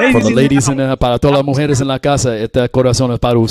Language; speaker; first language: Spanish; non-native, learner; English